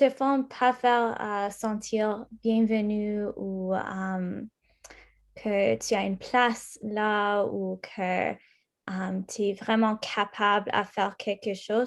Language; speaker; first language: French; non-native, local second language; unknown